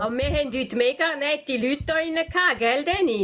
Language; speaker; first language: German; native; German